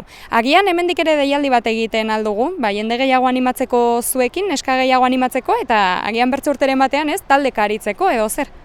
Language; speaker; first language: Basque; native; Basque